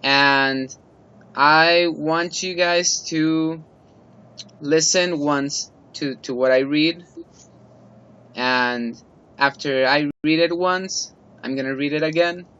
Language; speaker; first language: English; non-native, fluent; Spanish